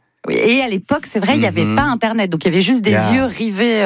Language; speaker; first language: French; native; French